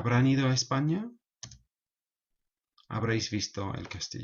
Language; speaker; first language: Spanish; non-native, fluent; English